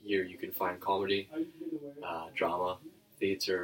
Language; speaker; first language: English; native; English